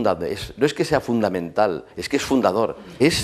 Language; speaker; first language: Spanish; native; Spanish